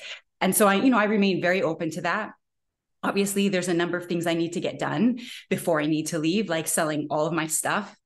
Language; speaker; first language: English; native; English